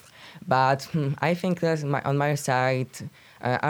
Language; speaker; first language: English; non-native, learner; Polish